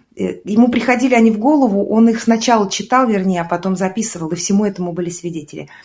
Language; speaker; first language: Russian; native; Russian